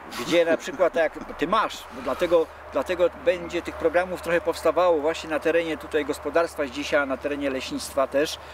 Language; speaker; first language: Polish; native; Polish